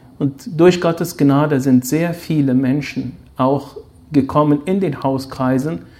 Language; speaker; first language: German; non-native, fluent; Arabic